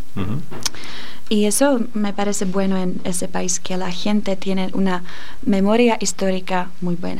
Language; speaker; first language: Spanish; non-native, fluent; Czech